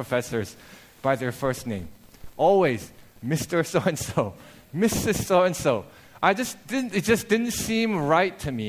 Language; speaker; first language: English; early bilingual, other home language; Korean